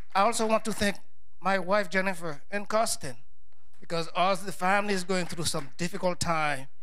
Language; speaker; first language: English; non-native, fluent; Haitian Creole